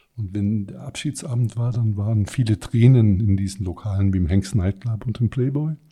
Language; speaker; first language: German; non-native, fluent; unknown